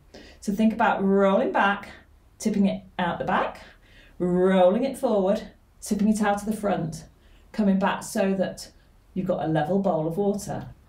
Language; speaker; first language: English; native; English